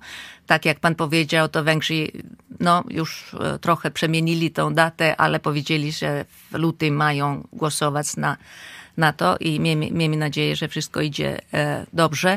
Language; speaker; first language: Polish; non-native, fluent; Finnish